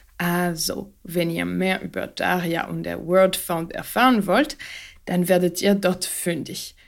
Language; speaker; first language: German; non-native, fluent; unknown